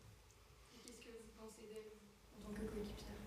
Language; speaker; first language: French; native; French